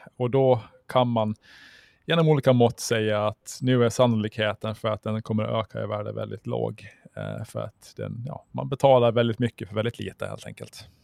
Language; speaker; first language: Swedish; native; Swedish